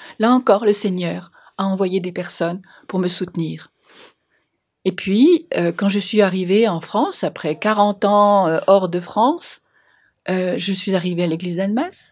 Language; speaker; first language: French; native; French